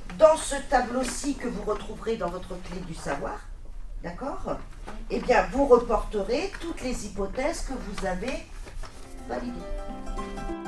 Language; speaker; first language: French; native; French